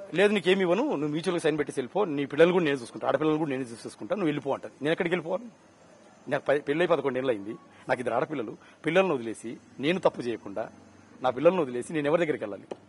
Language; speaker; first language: Telugu; native; Telugu